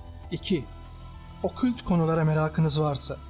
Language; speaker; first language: Turkish; native; Turkish